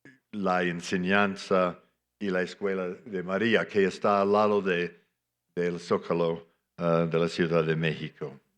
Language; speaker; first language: Spanish; non-native, fluent; English